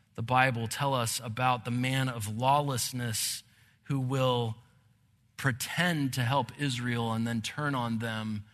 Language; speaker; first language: English; native; English